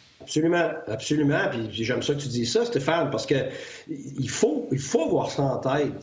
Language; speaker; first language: French; native; French